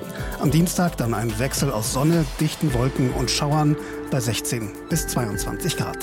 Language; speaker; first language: German; native; German